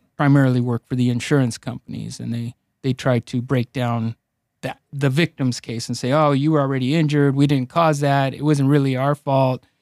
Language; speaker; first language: English; early bilingual, other home language; Spanish